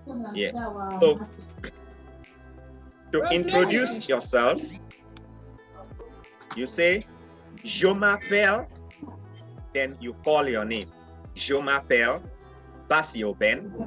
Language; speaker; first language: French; non-native, fluent; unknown